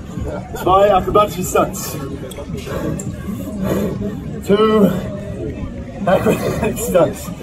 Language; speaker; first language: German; non-native, learner; English